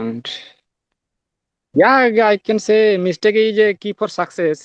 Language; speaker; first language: English; non-native, learner; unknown